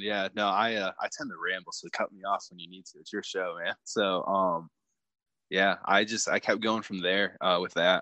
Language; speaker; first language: English; native; English